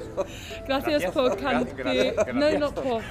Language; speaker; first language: Spanish; non-native, learner; English